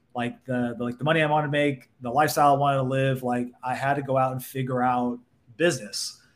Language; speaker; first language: English; native; English